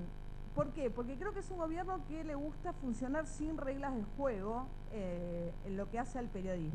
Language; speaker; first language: Spanish; native; Spanish